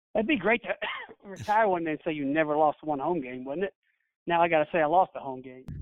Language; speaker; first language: English; native; English